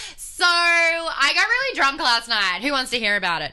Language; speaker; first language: English; native; English